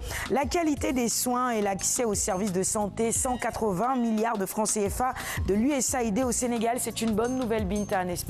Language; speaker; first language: French; non-native, local second language; Wolof